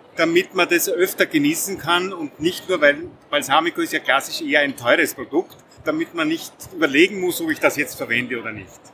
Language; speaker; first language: German; native; German